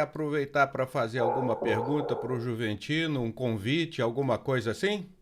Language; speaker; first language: Portuguese; native; Portuguese